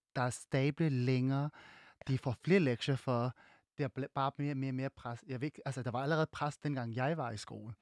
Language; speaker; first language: Danish; early bilingual, other home language; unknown